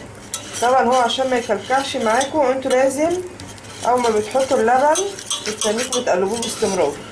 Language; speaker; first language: Arabic; native; Arabic